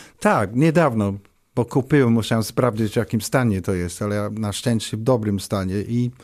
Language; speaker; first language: Polish; non-native, learner; English